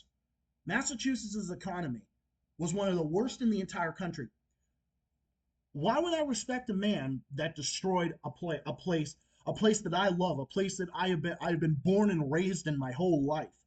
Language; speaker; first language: English; native; English